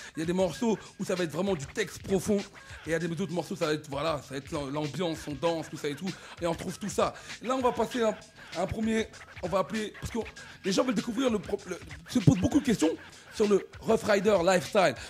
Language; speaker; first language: French; native; French